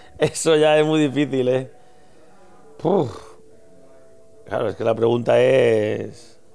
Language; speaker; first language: Spanish; native; Spanish